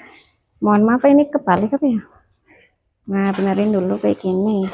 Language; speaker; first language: Indonesian; native; Indonesian